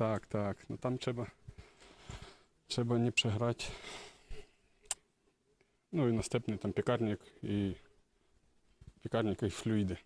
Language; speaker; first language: Polish; non-native, learner; Ukrainian